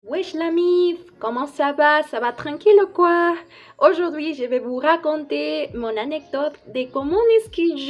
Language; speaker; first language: French; non-native, fluent; Spanish